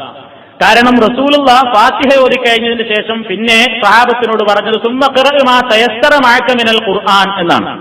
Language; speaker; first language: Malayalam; native; Malayalam